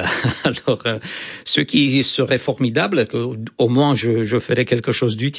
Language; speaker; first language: French; non-native, fluent; Romanian